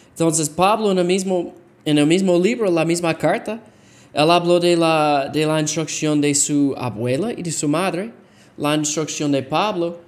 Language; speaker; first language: Spanish; non-native, fluent; English